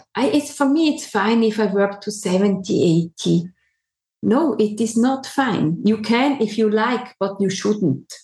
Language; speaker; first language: English; non-native, learner; German